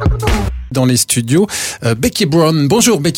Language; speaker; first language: French; native; French